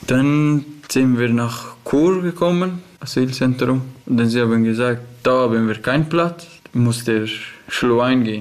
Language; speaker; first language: German; non-native, learner; Persian